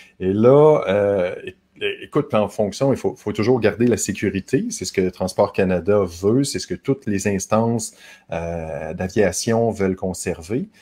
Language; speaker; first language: French; native; French